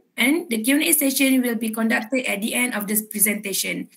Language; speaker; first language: English; non-native, local second language; Malay